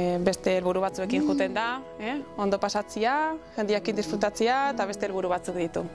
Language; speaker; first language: Basque; native; Basque